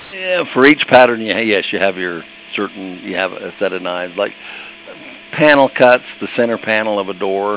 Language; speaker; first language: English; native; English